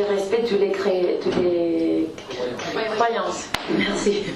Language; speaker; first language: French; non-native, fluent; Spanish